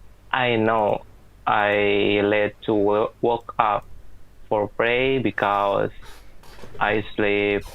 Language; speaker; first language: English; non-native, learner; Indonesian